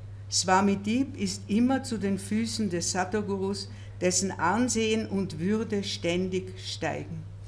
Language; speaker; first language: German; native; German